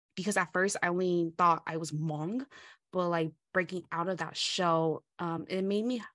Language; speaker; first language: English; early bilingual, other home language; Hmong